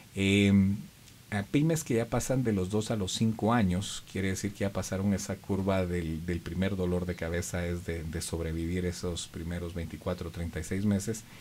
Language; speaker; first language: Spanish; native; Spanish